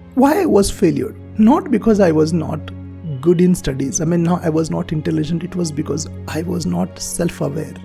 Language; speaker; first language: English; non-native, local second language; Marathi